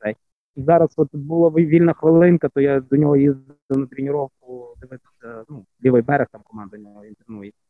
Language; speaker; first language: Ukrainian; native; Ukrainian